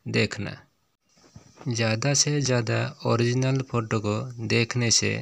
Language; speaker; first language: Hindi; non-native, local second language; Odia